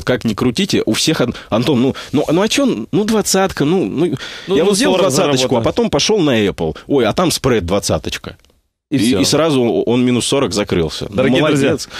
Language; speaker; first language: Russian; native; Russian